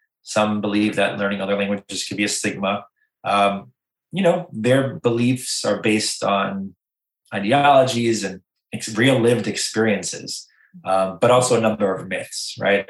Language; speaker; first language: English; native; English